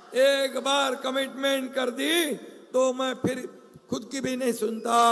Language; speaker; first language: Hindi; non-native, local second language; Marathi